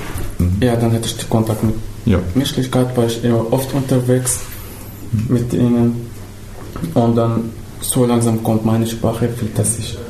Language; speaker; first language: German; non-native, fluent; Arabic